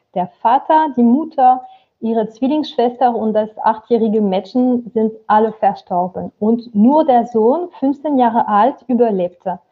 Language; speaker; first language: German; non-native, fluent; French